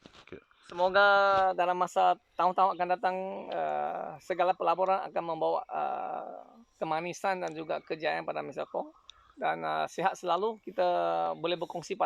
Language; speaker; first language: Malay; non-native, local second language; Chinese